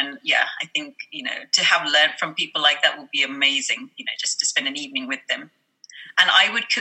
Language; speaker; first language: English; native; English